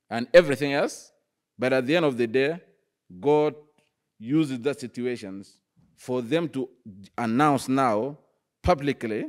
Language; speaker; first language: English; non-native, fluent; Arabic